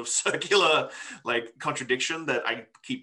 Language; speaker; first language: English; native; English